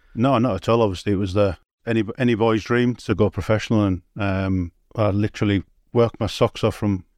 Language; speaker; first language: English; native; English